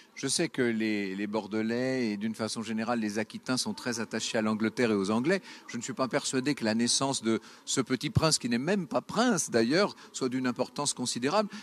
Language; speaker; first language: French; native; French